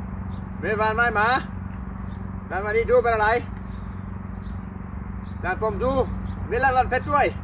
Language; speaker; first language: Thai; non-native, learner; German